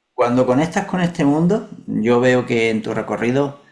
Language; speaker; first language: Spanish; native; Spanish